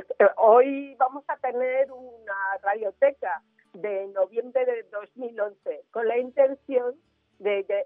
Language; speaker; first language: Spanish; native; Spanish